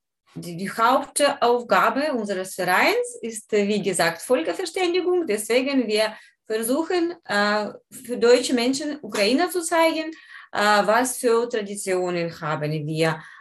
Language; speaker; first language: German; non-native, learner; Ukrainian